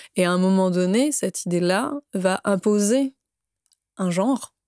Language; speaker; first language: French; native; French